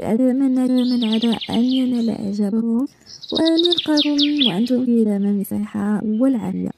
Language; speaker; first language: Arabic; native; Arabic